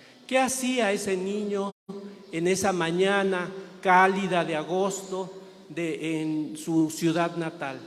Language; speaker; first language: Spanish; native; Spanish